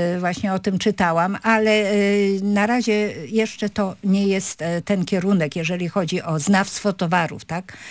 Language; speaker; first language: Polish; native; Polish